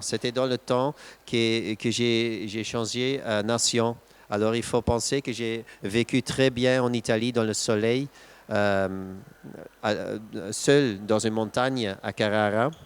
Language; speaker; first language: French; non-native, local second language; Dutch